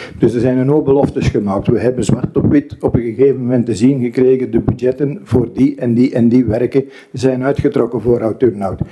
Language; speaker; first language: Dutch; native; Dutch